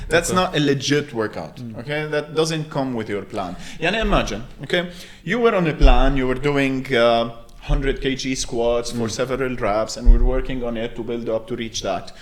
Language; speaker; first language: English; non-native, local second language; Arabic